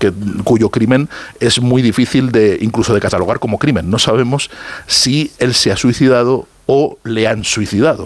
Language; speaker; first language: Spanish; native; Spanish